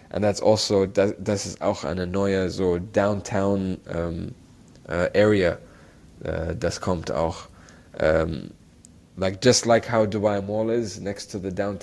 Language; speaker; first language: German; non-native, learner; Arabic